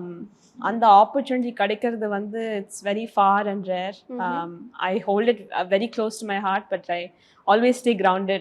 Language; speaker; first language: Tamil; early bilingual, heritage; Tamil